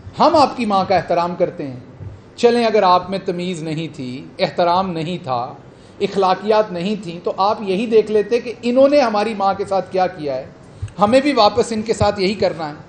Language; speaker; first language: Urdu; non-native, local second language; Punjabi